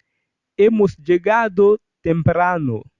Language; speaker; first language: Spanish; non-native, fluent; Haitian Creole